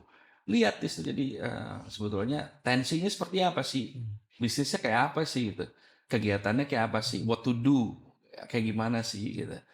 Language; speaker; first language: Indonesian; native; Indonesian